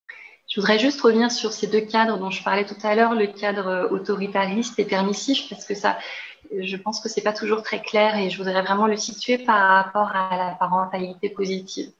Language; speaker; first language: French; native; French